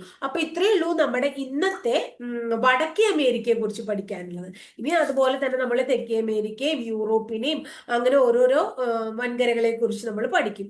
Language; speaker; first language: Malayalam; native; Malayalam